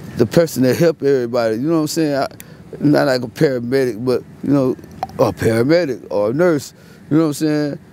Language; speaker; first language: English; native; English